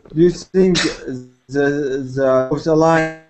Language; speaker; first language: English; non-native, learner; Arabic